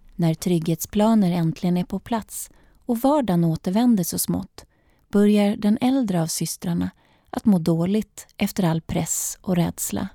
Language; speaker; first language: Swedish; native; Swedish